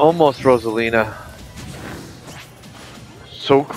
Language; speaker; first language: English; native; English